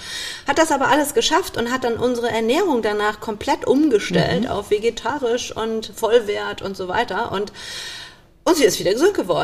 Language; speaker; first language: German; native; German